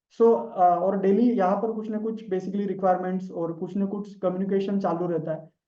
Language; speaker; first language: Hindi; non-native, local second language; Marathi